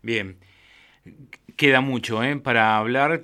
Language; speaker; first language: Spanish; native; Spanish